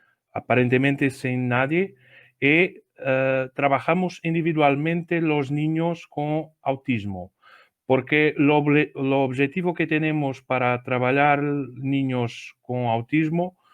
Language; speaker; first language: Spanish; non-native, learner; Portuguese